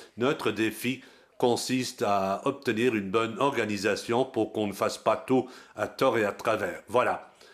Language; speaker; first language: French; non-native, local second language; Luxembourgish